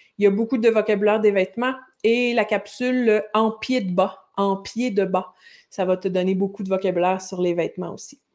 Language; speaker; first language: French; native; French